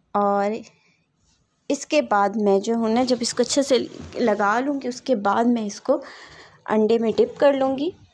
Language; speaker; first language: Urdu; native; Urdu